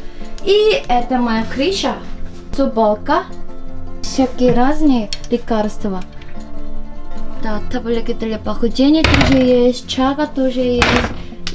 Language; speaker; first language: Russian; non-native, learner; Korean